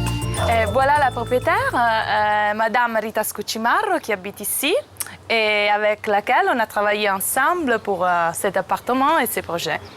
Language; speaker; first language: French; non-native, fluent; Italian